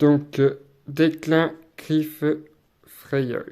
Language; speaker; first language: French; native; French